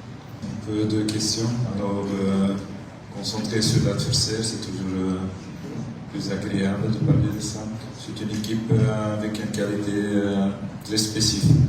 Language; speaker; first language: French; non-native, fluent; Dutch